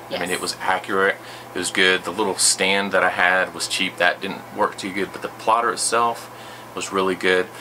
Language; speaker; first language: English; native; English